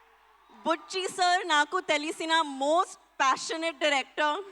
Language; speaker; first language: Telugu; non-native, local second language; Hindi